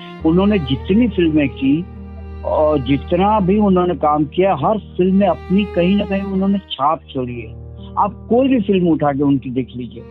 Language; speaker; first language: Hindi; native; Hindi